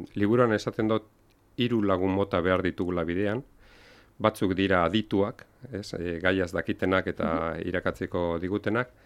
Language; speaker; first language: Basque; non-native, local second language; Spanish